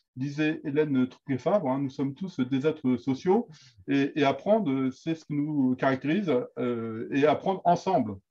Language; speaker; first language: French; native; French